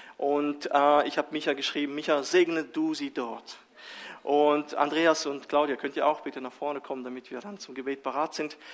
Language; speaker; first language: German; native; German